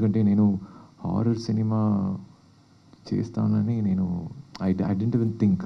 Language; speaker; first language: Telugu; non-native, local second language; Tamil